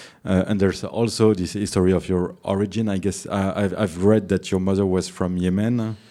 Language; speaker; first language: English; non-native, fluent; French